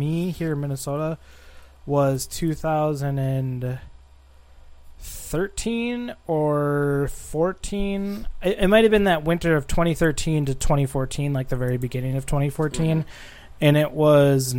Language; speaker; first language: English; native; English